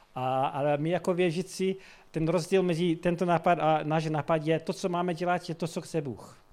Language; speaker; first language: Czech; non-native, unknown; English